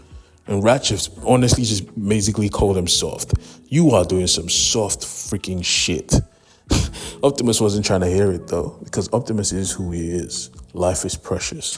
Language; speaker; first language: English; native; English